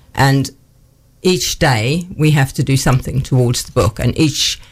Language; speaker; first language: English; native; English